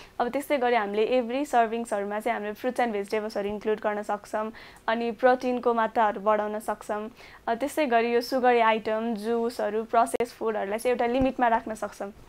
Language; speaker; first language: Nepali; native; Nepali